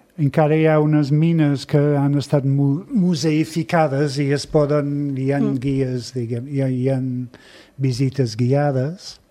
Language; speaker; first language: Catalan; non-native, fluent; English